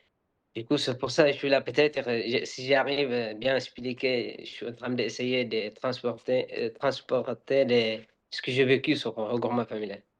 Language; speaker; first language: French; non-native, learner; Arabic